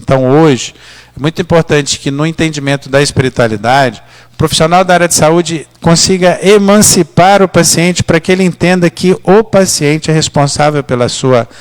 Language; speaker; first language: Portuguese; native; Portuguese